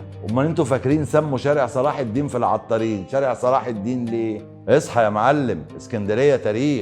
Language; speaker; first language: Arabic; native; Arabic